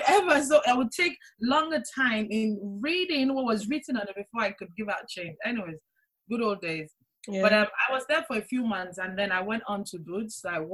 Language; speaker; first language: English; non-native, local second language; Yoruba